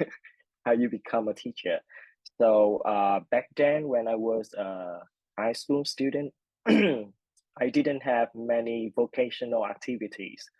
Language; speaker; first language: English; non-native, fluent; Vietnamese